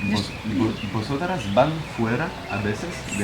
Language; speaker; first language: Spanish; non-native, fluent; French